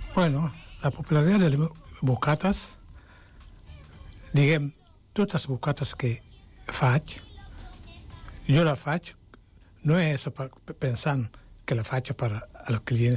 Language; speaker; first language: Catalan; non-native, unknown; Wolof